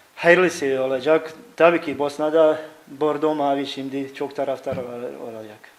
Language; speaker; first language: Turkish; non-native, learner; Bosnian